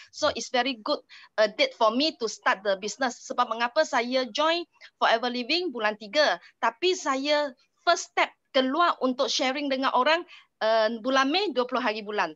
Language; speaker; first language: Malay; non-native, local second language; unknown